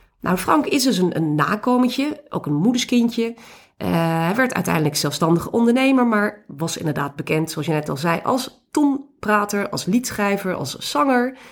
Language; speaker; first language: Dutch; native; Dutch